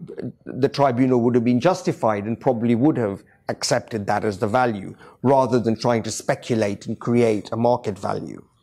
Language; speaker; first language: English; native; English